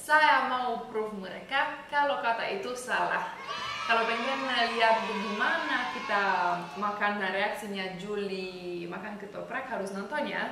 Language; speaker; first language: Indonesian; non-native, fluent; Romanian